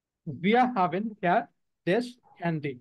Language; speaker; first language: German; non-native, fluent; Bangla